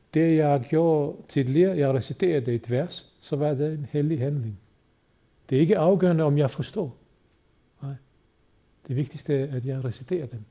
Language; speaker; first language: Danish; non-native, fluent; Bosnian